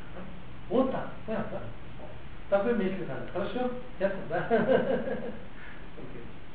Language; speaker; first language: Russian; non-native, learner; Tibetan